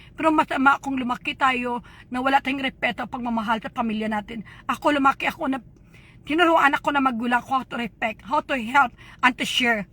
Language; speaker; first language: Filipino; non-native, local second language; Hiligaynon